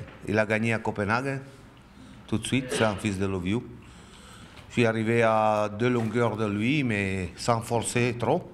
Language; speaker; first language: French; non-native, learner; Italian